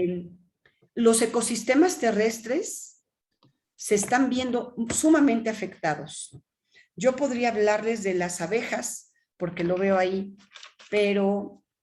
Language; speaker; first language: Spanish; native; Spanish